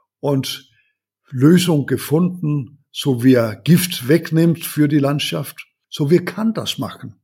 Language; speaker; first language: German; non-native, learner; Danish